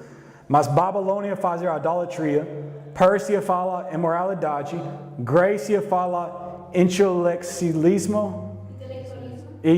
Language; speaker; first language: Portuguese; non-native, learner; English